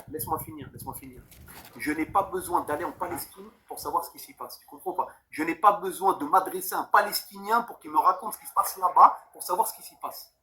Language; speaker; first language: French; native; French